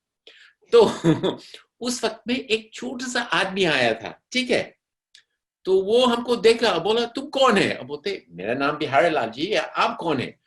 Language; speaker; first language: Hindi; non-native, fluent; English